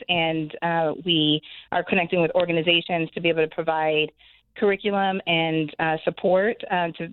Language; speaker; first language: English; native; English